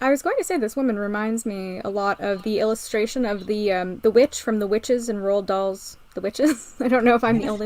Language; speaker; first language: English; native; English